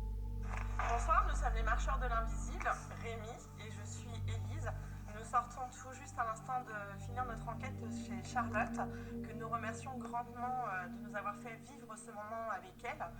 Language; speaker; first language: French; native; French